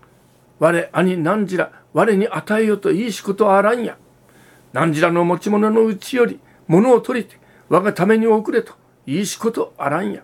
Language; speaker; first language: Japanese; native; Japanese